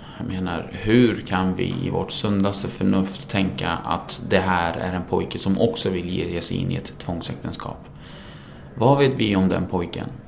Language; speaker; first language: Swedish; early bilingual, other home language; Kurdish